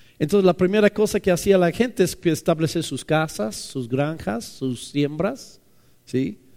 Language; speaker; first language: Spanish; non-native, fluent; English